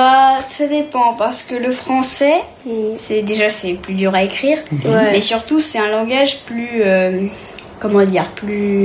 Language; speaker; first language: French; early bilingual, heritage; French